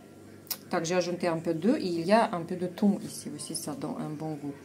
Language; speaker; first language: French; non-native, fluent; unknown